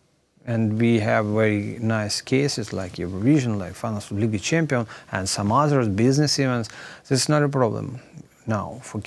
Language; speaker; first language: English; non-native, learner; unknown